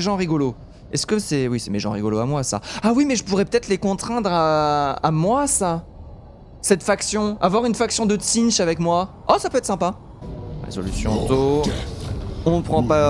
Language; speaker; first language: French; native; French